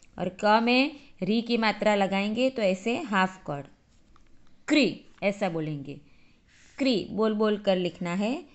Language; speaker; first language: Hindi; native; Hindi